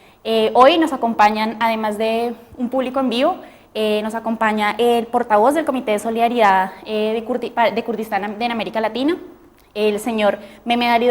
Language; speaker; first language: Spanish; native; Spanish